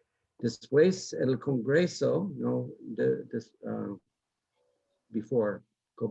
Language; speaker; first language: Spanish; non-native, learner; English